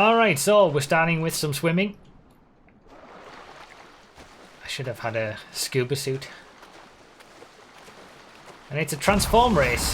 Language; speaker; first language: English; native; English